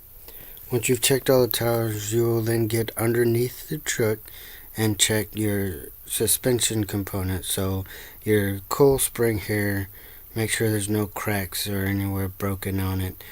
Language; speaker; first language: English; native; English